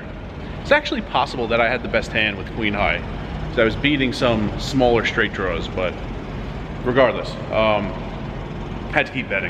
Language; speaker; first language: English; native; English